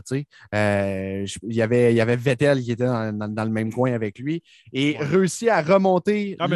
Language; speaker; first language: French; native; French